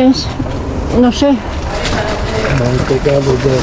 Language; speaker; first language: Spanish; non-native, learner; Filipino